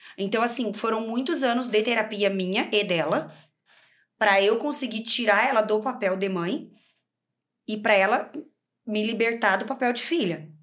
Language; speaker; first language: Portuguese; native; Portuguese